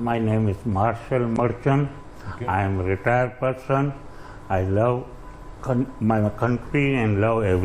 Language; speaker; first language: English; non-native, learner; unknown